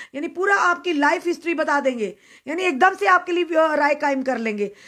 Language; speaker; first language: Hindi; native; Hindi